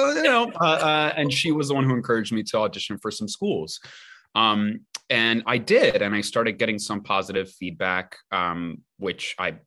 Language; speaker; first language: English; early bilingual, other home language; Spanish